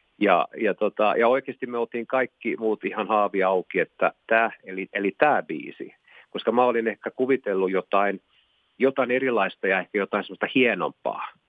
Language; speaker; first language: Finnish; non-native, local second language; Swedish